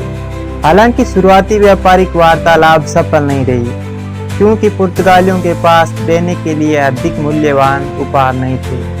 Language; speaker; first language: Hindi; native; Hindi